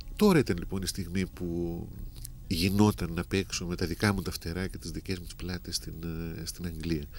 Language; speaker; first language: Greek; native; Greek